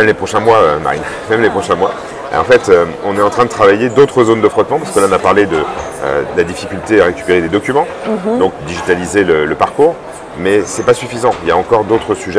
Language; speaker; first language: French; native; French